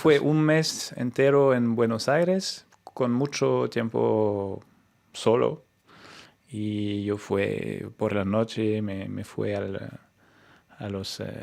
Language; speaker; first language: Spanish; non-native, fluent; French